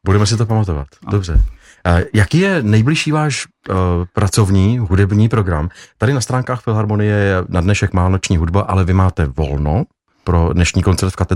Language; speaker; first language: Czech; native; Czech